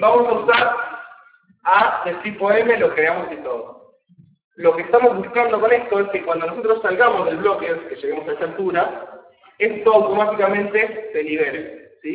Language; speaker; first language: Spanish; native; Spanish